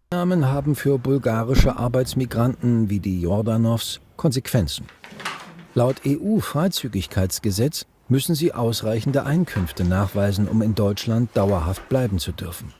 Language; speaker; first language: German; native; German